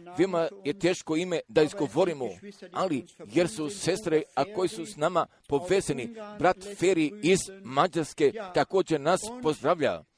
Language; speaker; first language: Croatian; early bilingual, heritage; Croatian